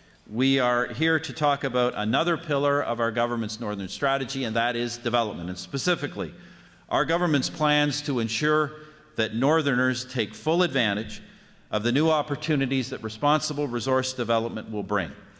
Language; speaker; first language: English; native; English